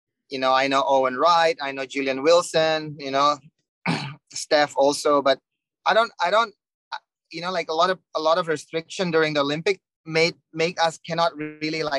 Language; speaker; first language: English; non-native, fluent; Indonesian